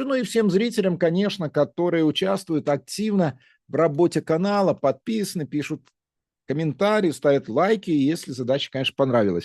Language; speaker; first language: Russian; native; Russian